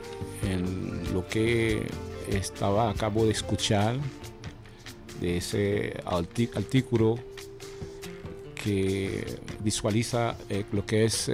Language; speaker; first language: Spanish; non-native, fluent; Haitian Creole